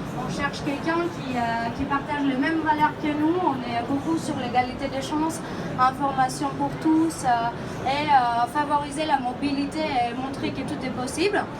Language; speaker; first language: French; non-native, fluent; Greek